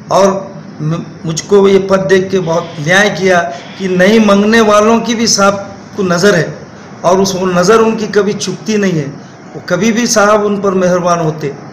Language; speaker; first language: Hindi; non-native, local second language; Urdu